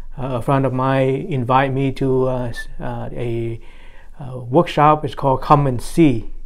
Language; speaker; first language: English; non-native, fluent; Vietnamese